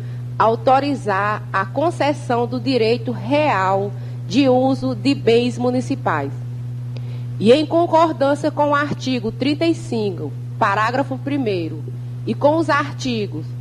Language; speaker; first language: Portuguese; native; Portuguese